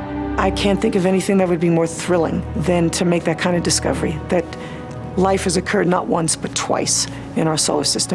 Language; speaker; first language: English; native; English